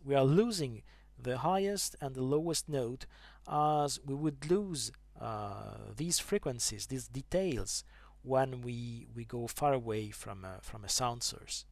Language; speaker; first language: English; non-native, fluent; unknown